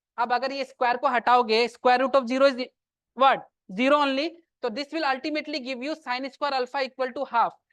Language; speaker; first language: Hindi; non-native, local second language; Assamese